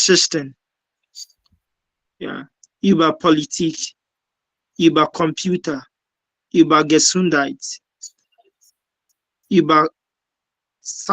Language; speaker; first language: German; non-native, learner; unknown